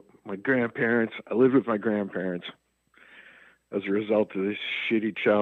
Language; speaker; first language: English; native; English